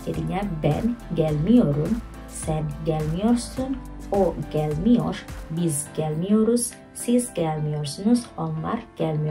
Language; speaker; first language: Turkish; non-native, fluent; Indonesian